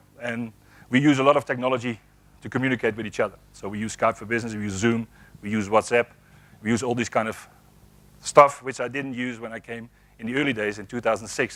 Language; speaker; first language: English; non-native, fluent; Dutch